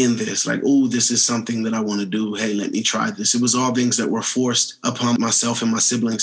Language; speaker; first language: English; native; English